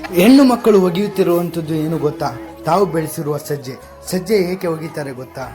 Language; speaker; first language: Kannada; non-native, local second language; Lambadi